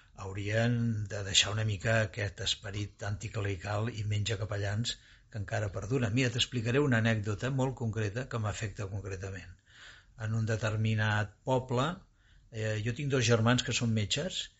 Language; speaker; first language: Catalan; native; Catalan